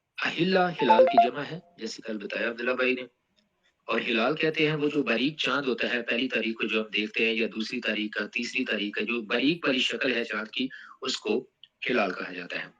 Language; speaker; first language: Urdu; non-native, local second language; Punjabi